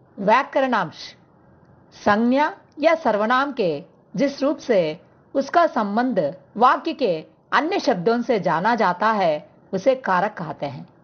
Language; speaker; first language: Hindi; non-native, local second language; Telugu